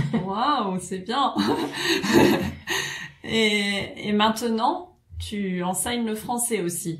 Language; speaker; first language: French; native; French